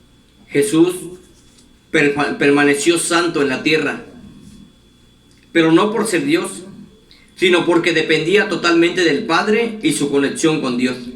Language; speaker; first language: Spanish; native; Spanish